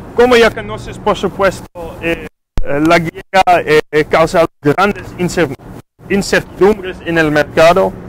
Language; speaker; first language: Spanish; non-native, learner; Dutch